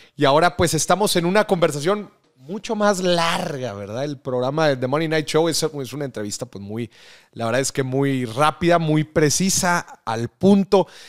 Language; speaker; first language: Spanish; native; Spanish